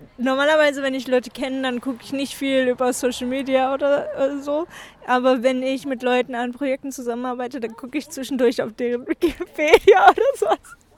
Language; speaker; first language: German; native; German